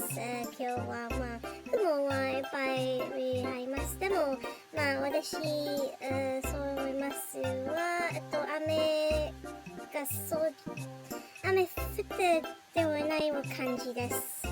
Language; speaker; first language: Japanese; non-native, learner; English